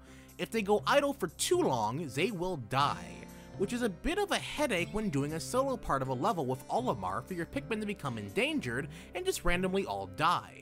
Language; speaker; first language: English; native; English